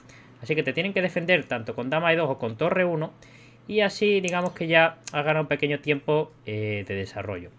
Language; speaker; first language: Spanish; native; Spanish